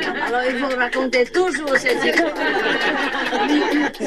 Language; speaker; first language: French; non-native, learner; Vietnamese